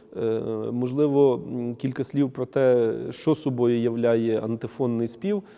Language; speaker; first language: Ukrainian; native; Ukrainian